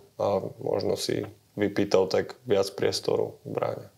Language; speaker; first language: Slovak; native; Slovak